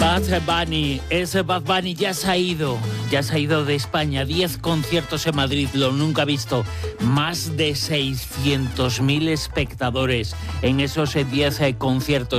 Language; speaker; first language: Spanish; native; Spanish